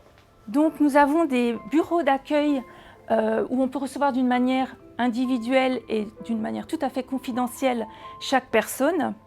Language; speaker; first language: French; native; French